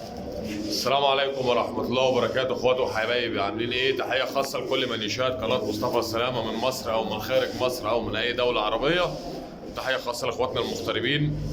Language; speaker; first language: Arabic; native; Arabic